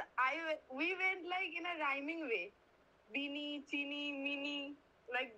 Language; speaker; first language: English; non-native, local second language; Bangla